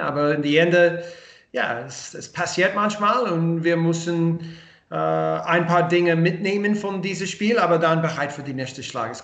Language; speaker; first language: German; non-native, learner; English